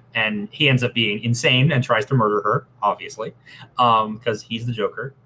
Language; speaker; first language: English; native; English